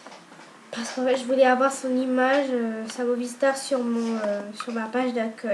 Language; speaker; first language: French; native; French